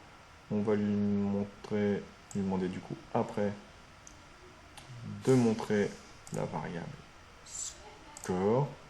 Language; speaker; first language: French; native; French